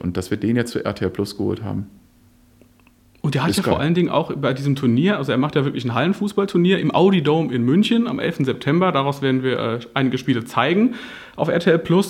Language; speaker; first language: German; native; German